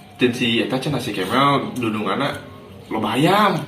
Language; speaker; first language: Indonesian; non-native, local second language; Sundanese